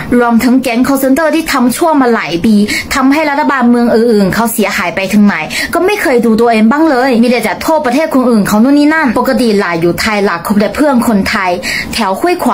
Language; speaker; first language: Thai; non-native, fluent; Chinese